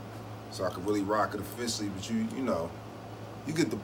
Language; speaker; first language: English; native; English